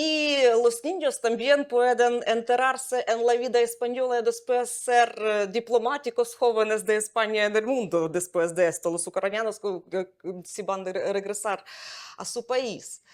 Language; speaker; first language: Spanish; non-native, fluent; Ukrainian